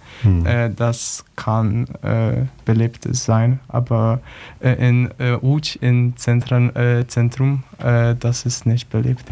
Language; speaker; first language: German; non-native, learner; Polish